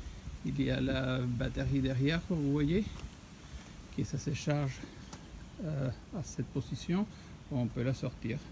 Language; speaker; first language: French; non-native, fluent; Spanish